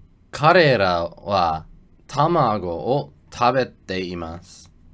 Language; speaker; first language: Japanese; non-native, learner; English